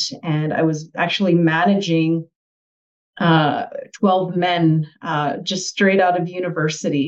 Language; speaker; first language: English; native; English